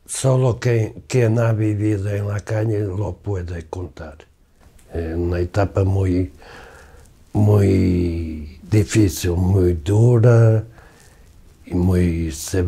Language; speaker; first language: Spanish; non-native, fluent; Portuguese